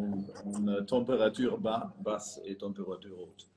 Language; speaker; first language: French; non-native, fluent; German